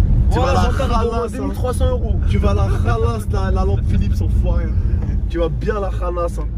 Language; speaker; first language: French; native; French